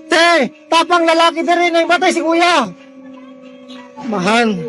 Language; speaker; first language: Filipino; non-native, local second language; Cebuano